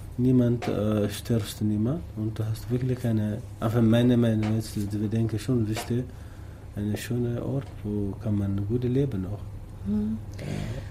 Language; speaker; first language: German; non-native, learner; Tamasheq